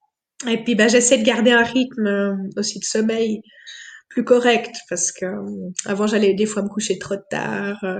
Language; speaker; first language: French; native; French